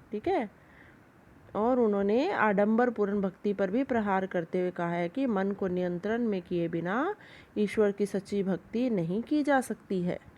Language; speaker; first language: Hindi; native; Hindi